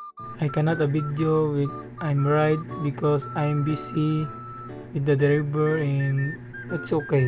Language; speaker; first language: English; non-native, learner; Cebuano